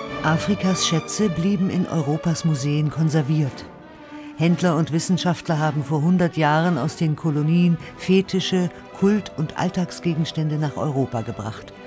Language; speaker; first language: German; native; German